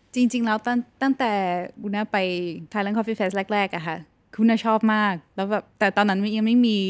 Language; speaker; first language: Thai; non-native, fluent; Portuguese